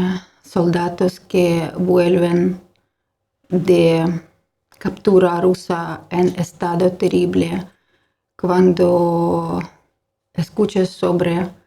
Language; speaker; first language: Spanish; non-native, learner; Ukrainian